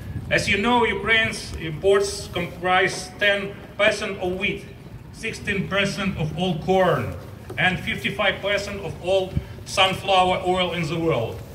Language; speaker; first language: English; non-native, fluent; Ukrainian